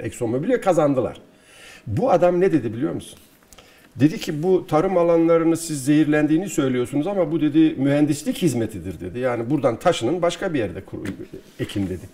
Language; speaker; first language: Turkish; native; Turkish